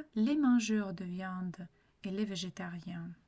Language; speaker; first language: French; non-native, fluent; Ukrainian